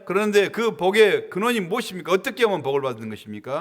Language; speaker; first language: Korean; native; Korean